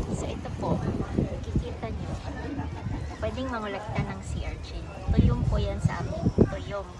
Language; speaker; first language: Filipino; non-native, local second language; Cebuano